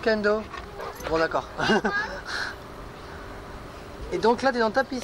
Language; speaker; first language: French; native; French